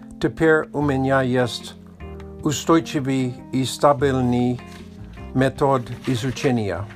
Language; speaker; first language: Polish; non-native, learner; Russian